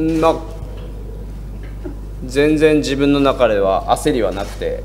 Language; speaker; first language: Japanese; native; Japanese